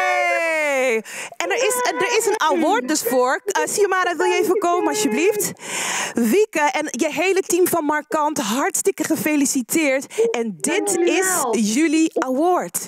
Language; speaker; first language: Dutch; native; Dutch